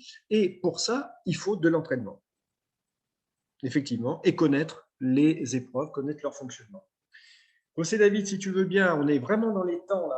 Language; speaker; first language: French; native; French